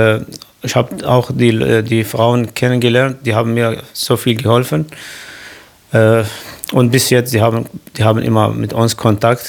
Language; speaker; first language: German; non-native, local second language; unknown